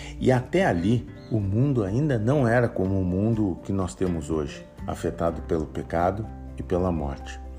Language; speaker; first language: Portuguese; native; Portuguese